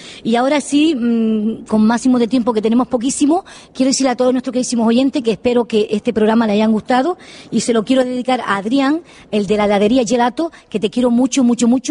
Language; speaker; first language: Spanish; native; Spanish